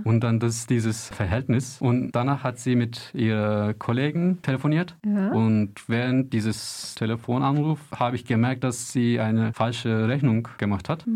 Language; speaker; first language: German; non-native, fluent; Turkish